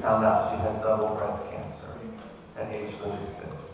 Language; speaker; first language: English; native; English